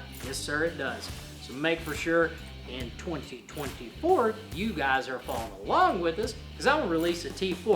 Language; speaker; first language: English; native; English